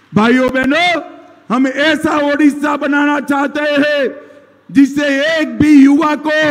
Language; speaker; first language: Hindi; non-native, local second language; Gujarati